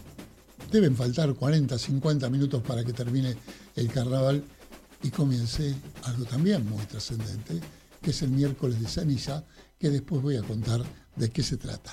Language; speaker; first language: Spanish; native; Spanish